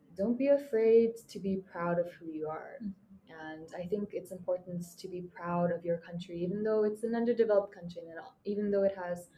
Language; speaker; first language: English; non-native, fluent; Mongolian